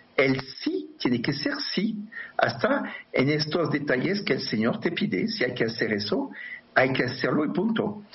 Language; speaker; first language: Spanish; non-native, fluent; French